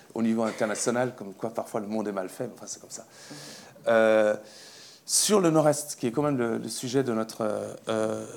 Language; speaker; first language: French; native; French